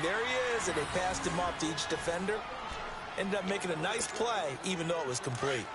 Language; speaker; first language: English; native; English